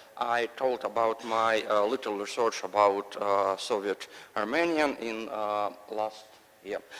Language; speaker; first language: English; non-native, learner; Russian